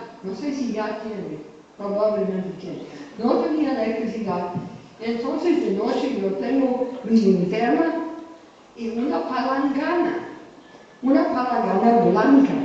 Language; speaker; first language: Spanish; non-native, fluent; English